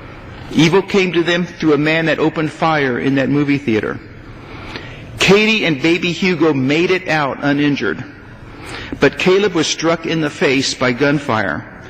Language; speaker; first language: English; native; English